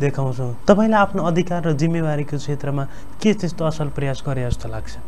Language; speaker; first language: Nepali; native; Nepali